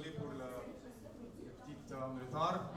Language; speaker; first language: French; non-native, fluent; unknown